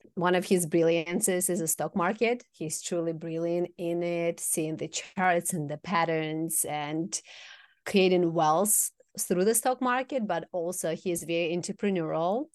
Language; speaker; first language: English; non-native, fluent; Russian